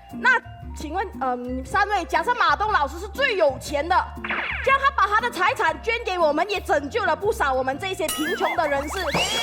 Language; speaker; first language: Chinese; native; Chinese